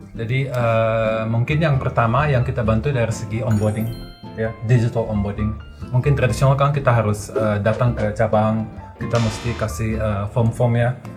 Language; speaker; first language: Indonesian; non-native, fluent; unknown